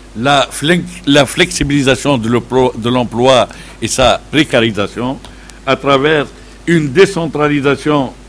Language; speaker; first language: French; non-native, local second language; Arabic